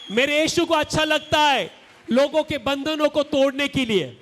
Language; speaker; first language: Hindi; non-native, local second language; Marathi